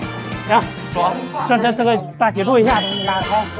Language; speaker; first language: Chinese; native; Chinese